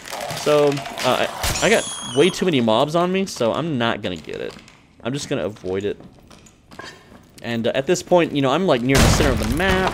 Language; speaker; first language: English; native; English